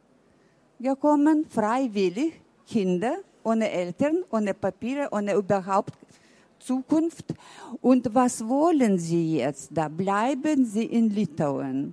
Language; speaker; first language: German; early bilingual, heritage; German